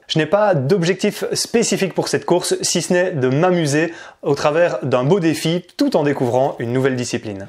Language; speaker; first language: French; native; French